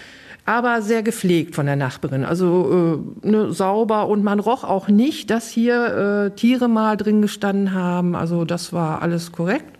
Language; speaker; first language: German; native; German